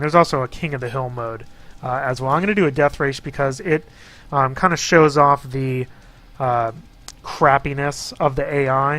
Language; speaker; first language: English; native; English